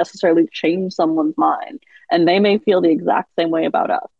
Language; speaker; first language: English; native; English